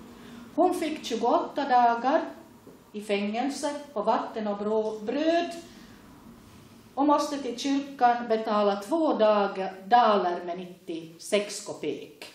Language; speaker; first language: Swedish; native; Swedish